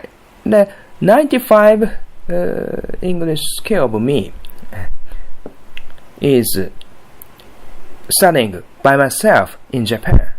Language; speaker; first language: English; non-native, learner; Japanese